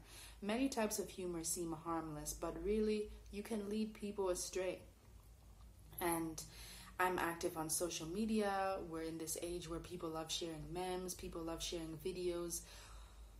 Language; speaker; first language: English; native; English